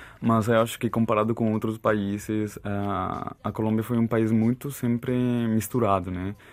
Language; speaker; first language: Portuguese; non-native, fluent; Spanish